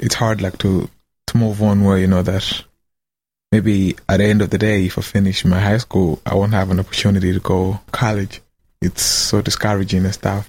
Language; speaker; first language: English; non-native, local second language; Kinyarwanda